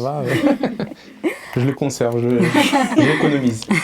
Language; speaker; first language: French; native; French